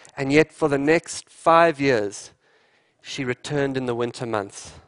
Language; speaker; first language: English; native; English